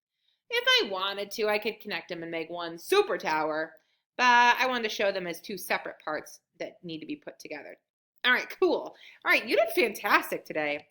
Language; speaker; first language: English; native; English